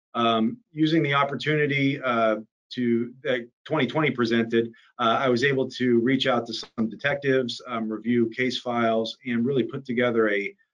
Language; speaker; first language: English; native; English